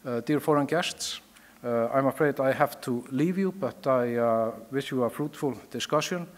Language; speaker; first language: English; non-native, fluent; Icelandic